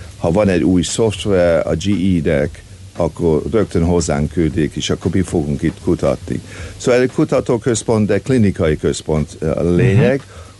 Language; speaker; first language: Hungarian; early bilingual, heritage; Hungarian